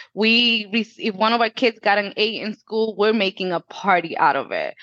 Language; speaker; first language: English; early bilingual, other home language; Spanish